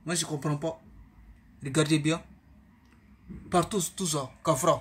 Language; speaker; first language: French; non-native, learner; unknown